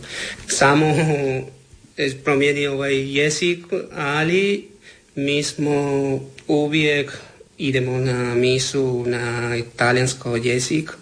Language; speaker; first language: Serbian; non-native, learner; Spanish